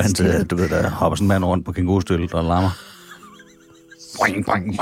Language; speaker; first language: Danish; native; Danish